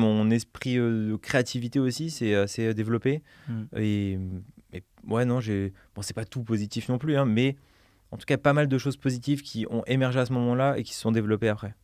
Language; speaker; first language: French; native; French